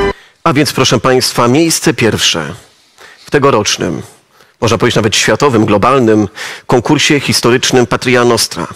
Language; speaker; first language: Polish; native; Polish